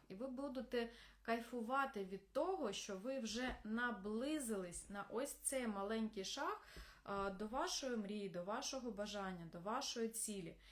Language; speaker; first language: Ukrainian; non-native, local second language; Russian